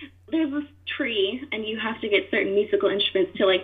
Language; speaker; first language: English; native; English